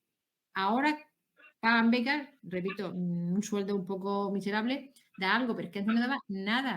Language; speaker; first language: Spanish; native; Spanish